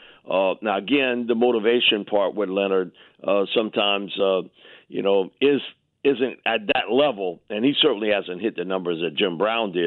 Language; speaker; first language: English; native; English